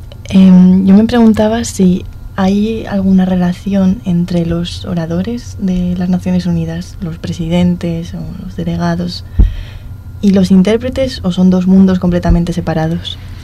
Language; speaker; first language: Spanish; native; Spanish